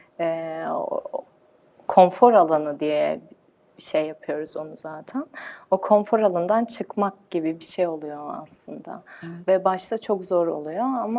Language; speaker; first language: Turkish; early bilingual, heritage; Turkish